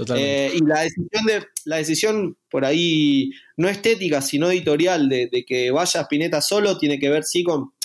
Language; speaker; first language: Spanish; native; Spanish